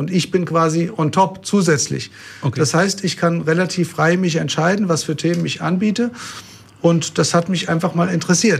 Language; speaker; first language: German; native; German